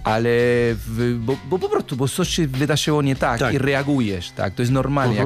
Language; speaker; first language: Polish; non-native, learner; Spanish